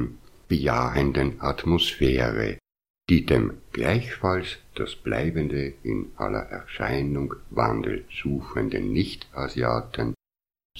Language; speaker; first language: German; native; German